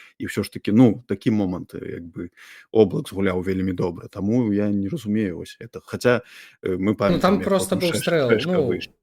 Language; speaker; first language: Belarusian; non-native, local second language; Russian